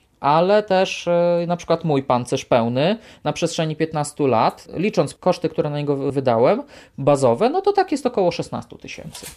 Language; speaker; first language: Polish; native; Polish